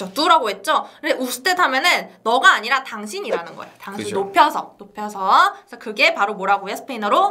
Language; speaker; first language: Korean; native; Korean